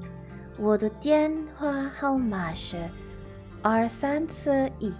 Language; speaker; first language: Chinese; non-native, learner; English